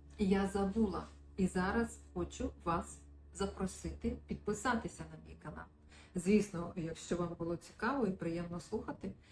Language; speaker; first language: Ukrainian; non-native, local second language; Russian